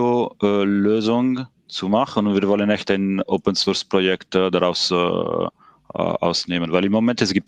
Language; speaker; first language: German; non-native, fluent; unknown